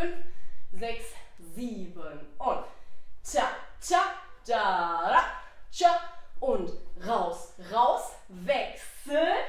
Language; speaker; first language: German; native; German